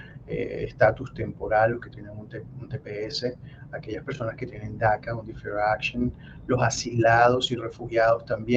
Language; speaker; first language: Spanish; native; Spanish